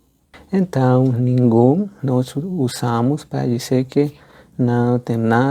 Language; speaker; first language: Portuguese; non-native, fluent; Spanish